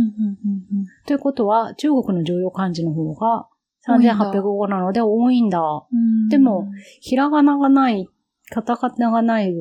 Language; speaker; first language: Japanese; native; Japanese